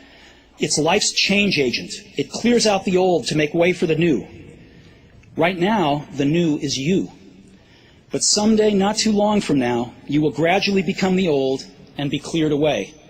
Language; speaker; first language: English; native; English